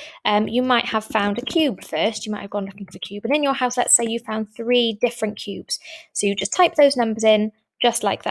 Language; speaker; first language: English; native; English